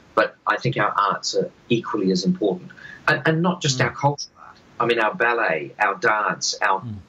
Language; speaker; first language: English; native; English